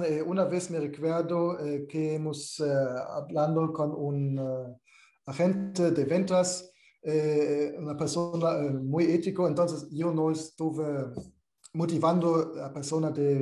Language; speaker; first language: Spanish; non-native, fluent; German